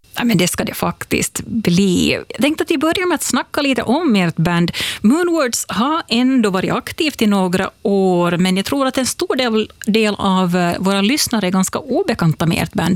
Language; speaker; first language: Swedish; native; Swedish